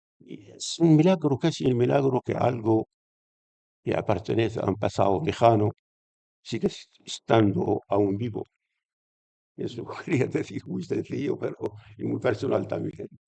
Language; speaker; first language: Spanish; non-native, fluent; Arabic